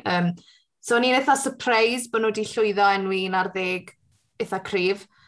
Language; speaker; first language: Welsh; native; Welsh